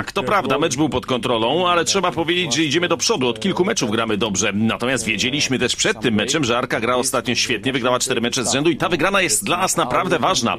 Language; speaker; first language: Polish; native; Polish